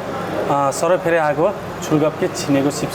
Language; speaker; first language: Korean; non-native, learner; Nepali